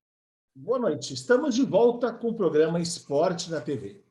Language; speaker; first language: Portuguese; native; Portuguese